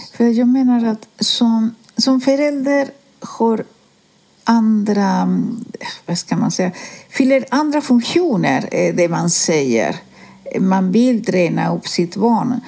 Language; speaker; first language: Swedish; non-native, fluent; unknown